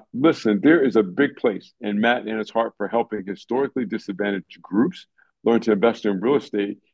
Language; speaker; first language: English; native; English